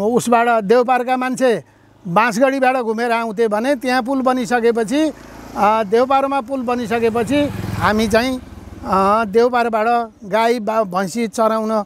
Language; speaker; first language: Nepali; native; Nepali